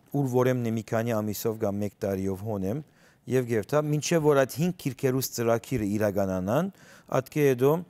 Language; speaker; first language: Armenian; early bilingual, heritage; Armenian